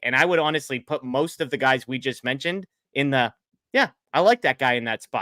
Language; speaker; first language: English; native; English